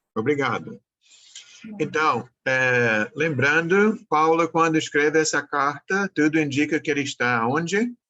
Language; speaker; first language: Portuguese; non-native, fluent; English